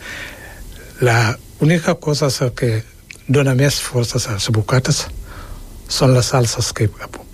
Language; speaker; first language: Catalan; non-native, fluent; Wolof